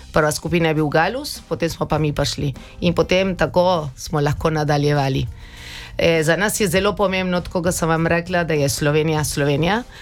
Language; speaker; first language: Slovenian; early bilingual, heritage; Slovenian